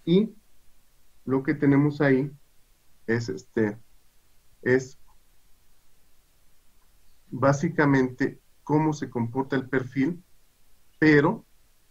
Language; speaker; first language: Spanish; native; Spanish